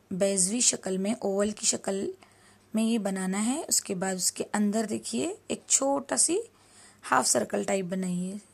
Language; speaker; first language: Hindi; native; Hindi